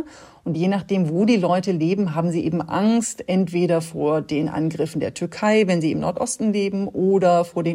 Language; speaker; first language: German; native; German